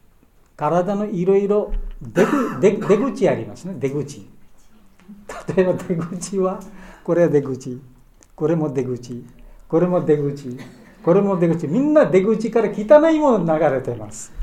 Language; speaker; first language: Japanese; non-native, learner; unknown